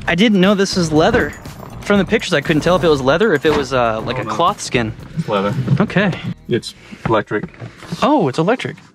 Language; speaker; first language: English; native; English